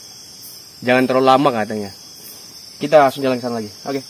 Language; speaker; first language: Indonesian; native; Indonesian